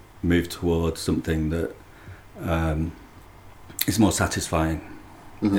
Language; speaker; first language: English; native; English